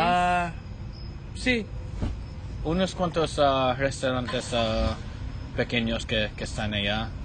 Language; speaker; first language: Spanish; non-native, fluent; English